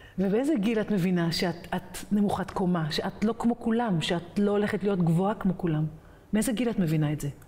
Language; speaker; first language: Hebrew; native; Hebrew